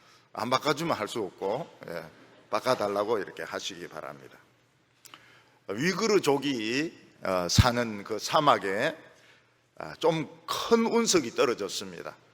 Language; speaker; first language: Korean; native; Korean